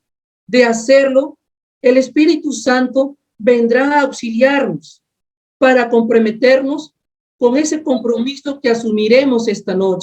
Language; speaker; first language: Spanish; native; Spanish